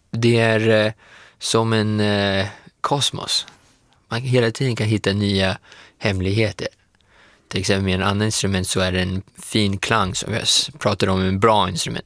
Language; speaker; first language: Swedish; non-native, fluent; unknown